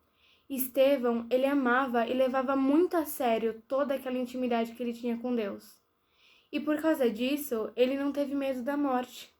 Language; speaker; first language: Portuguese; native; Portuguese